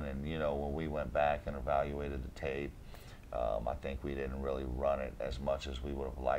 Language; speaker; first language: English; native; English